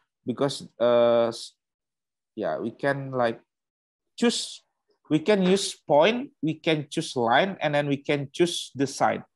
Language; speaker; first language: English; non-native, learner; Indonesian